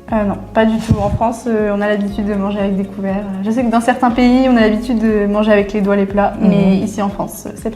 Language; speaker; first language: French; native; French